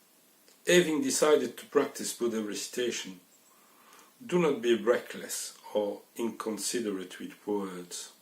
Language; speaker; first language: English; non-native, fluent; French